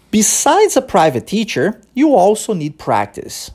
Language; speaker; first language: English; early bilingual, other home language; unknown